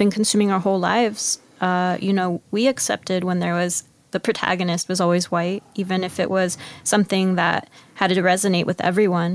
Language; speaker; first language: English; early bilingual, other home language; Spanish